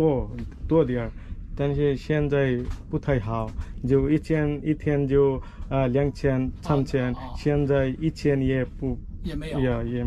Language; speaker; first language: Chinese; non-native, learner; Bangla